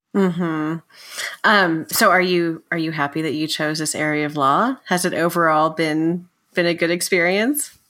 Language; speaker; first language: English; native; English